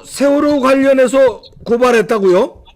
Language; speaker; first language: Korean; native; Korean